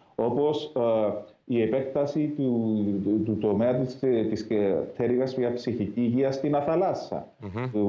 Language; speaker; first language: Greek; native; Greek